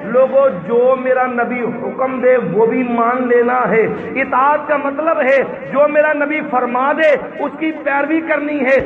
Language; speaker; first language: Urdu; non-native, local second language; Punjabi